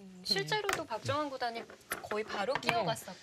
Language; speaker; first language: Korean; native; Korean